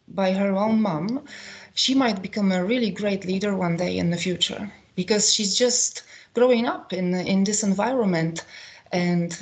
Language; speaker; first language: English; non-native, fluent; Polish